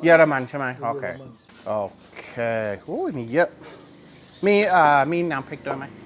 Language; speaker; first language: Thai; non-native, learner; English